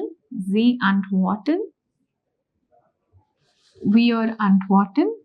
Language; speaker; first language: German; non-native, fluent; English